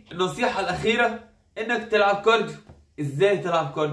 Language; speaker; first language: Arabic; native; Arabic